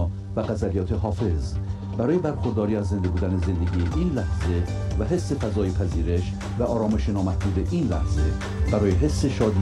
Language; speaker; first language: Persian; native; Persian